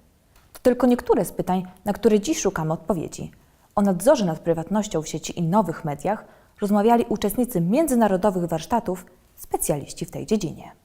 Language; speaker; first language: Polish; native; Polish